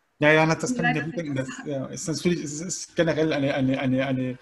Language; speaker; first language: German; native; German